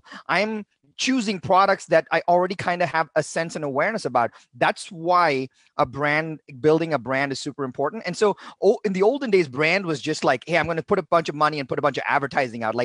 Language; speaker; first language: English; non-native, local second language; Tamil